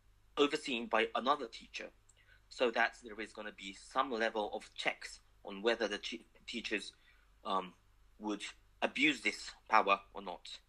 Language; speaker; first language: English; non-native, fluent; Japanese